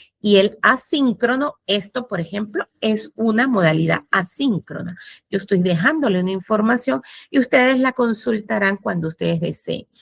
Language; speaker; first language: Spanish; native; Spanish